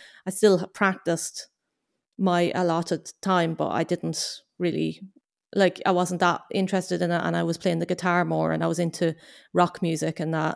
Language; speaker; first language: English; native; English